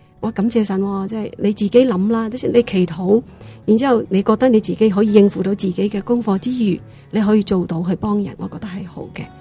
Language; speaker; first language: Cantonese; non-native, fluent; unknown